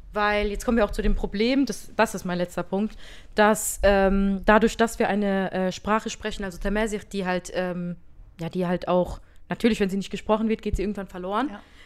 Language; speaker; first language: German; early bilingual, other home language; Berber languages